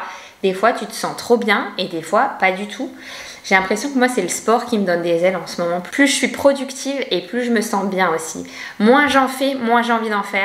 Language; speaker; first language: French; native; French